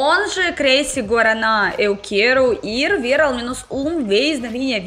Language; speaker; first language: Portuguese; non-native, learner; Russian